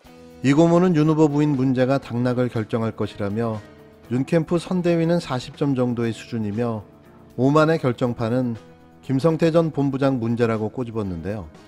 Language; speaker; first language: Korean; native; Korean